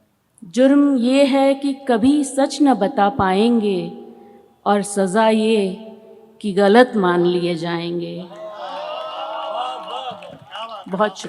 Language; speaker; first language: Hindi; native; Hindi